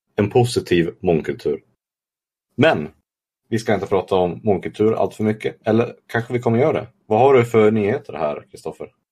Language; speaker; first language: Swedish; native; Swedish